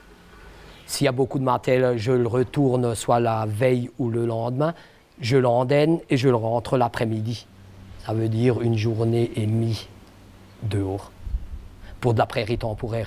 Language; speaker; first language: French; native; French